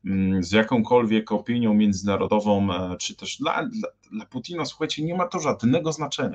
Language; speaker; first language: Polish; native; Polish